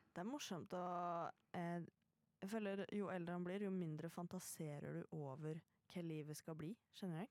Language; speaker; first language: Norwegian; native; Norwegian